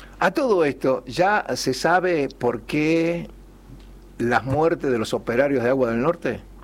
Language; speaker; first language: Spanish; native; Spanish